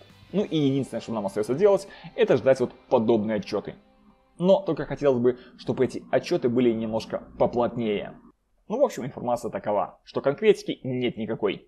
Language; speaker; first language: Russian; native; Russian